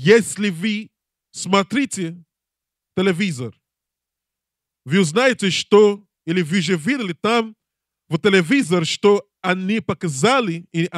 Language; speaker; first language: Russian; non-native, learner; English